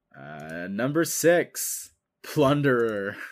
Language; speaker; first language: English; native; English